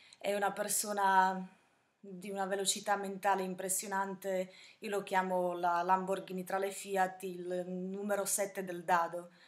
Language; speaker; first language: Italian; non-native, fluent; Slovak